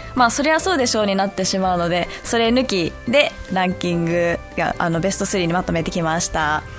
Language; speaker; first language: Japanese; early bilingual, other home language; English